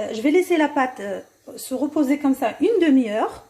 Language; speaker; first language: French; non-native, local second language; Arabic